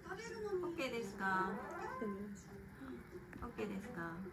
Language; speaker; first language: Japanese; native; Japanese